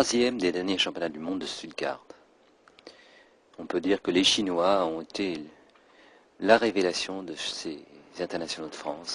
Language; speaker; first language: French; native; French